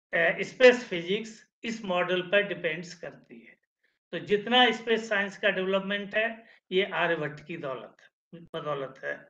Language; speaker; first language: Hindi; native; Hindi